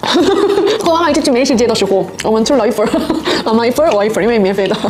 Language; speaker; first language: Chinese; non-native, learner; Korean